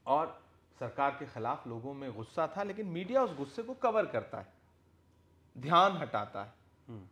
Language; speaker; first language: Hindi; native; Hindi